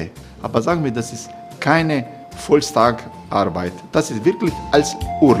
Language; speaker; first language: German; non-native, fluent; Croatian